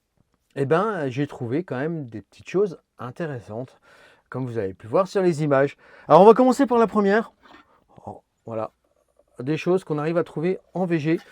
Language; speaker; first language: French; native; French